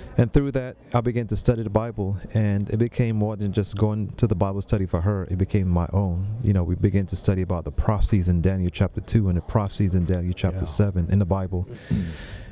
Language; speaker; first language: English; native; English